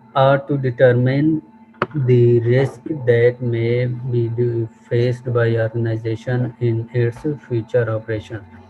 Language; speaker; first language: English; non-native, local second language; Urdu